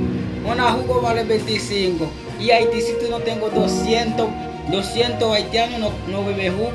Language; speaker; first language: Spanish; non-native, learner; Haitian Creole